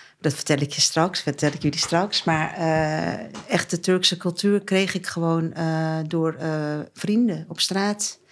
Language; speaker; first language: Dutch; early bilingual, other home language; Turkish